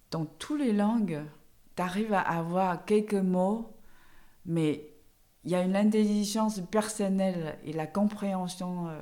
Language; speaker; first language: French; non-native, fluent; Chinese